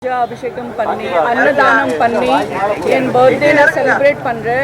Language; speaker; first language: Tamil; non-native, local second language; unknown